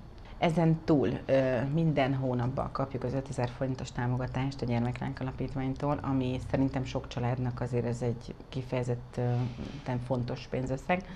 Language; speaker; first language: Hungarian; native; Hungarian